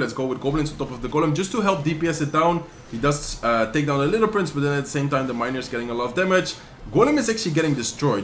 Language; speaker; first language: English; non-native, fluent; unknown